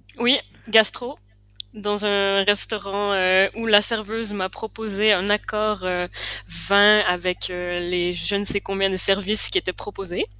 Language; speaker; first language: French; native; French